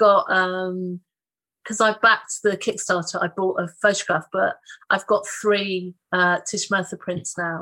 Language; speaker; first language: English; native; English